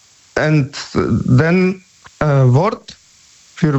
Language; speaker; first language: German; non-native, learner; Polish